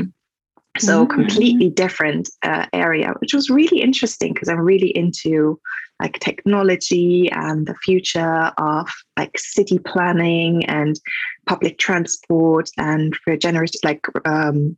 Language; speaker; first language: English; non-native, fluent; German